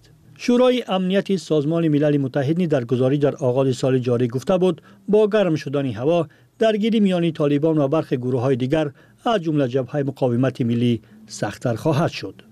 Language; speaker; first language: Persian; native; Persian